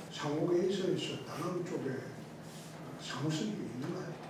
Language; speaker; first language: Korean; native; Korean